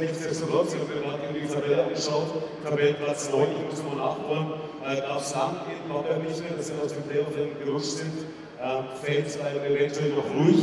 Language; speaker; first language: German; native; German